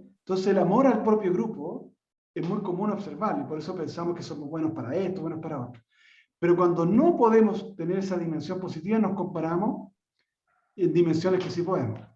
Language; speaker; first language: Spanish; native; Spanish